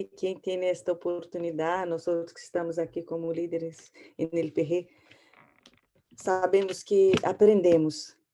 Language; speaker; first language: Portuguese; non-native, learner; Spanish